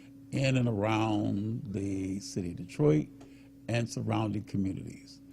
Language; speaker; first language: English; native; English